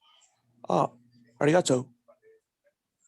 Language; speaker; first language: Japanese; non-native, learner; Spanish